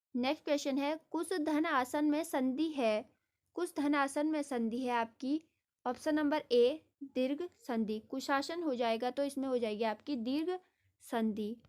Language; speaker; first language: Hindi; native; Hindi